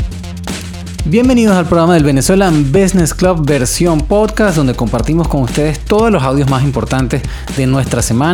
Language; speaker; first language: Spanish; native; Spanish